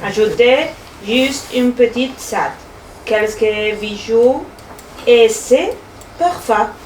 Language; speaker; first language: French; non-native, learner; Spanish